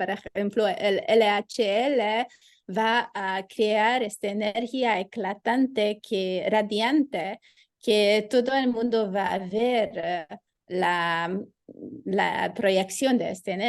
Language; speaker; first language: Spanish; non-native, fluent; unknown